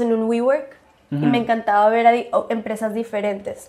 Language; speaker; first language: Spanish; early bilingual, heritage; Spanish